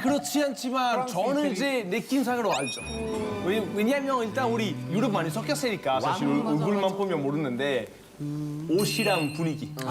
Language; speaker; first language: Korean; non-native, fluent; Italian